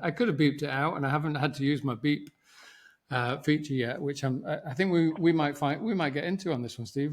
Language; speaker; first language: English; native; English